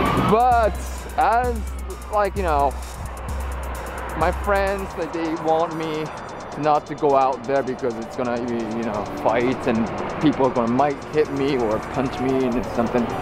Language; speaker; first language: English; non-native, fluent; Japanese